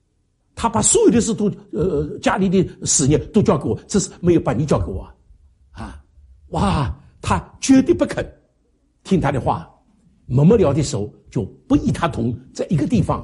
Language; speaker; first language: Chinese; native; Chinese